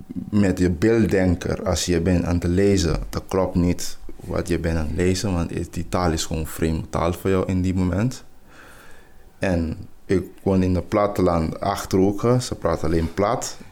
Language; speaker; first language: Dutch; non-native, local second language; Papiamento